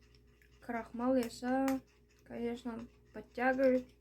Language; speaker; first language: Russian; non-native, local second language; Uzbek